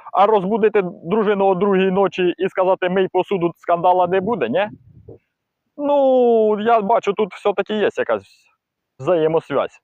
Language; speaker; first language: Ukrainian; non-native, local second language; Russian